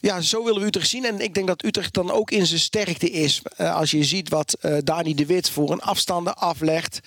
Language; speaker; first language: Dutch; native; Dutch